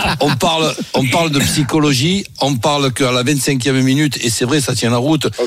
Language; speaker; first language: French; native; French